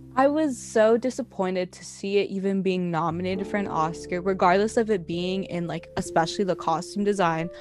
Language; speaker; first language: English; early bilingual, other home language; Filipino